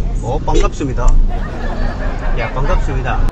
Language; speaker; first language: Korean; non-native, learner; Filipino